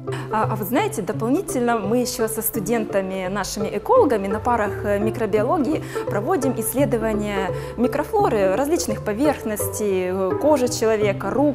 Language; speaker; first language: Russian; native; Russian